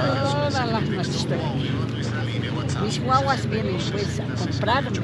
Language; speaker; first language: Spanish; native; Spanish